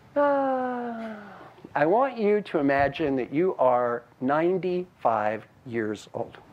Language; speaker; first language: English; native; English